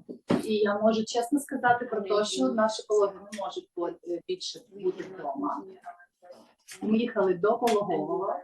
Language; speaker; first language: Ukrainian; non-native, local second language; Russian